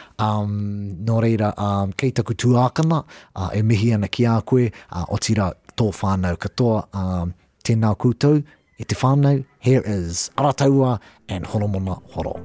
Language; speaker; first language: Māori; non-native, local second language; English